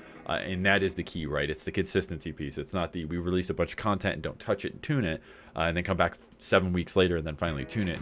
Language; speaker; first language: English; native; English